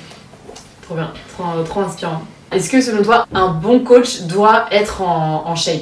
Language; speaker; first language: French; native; French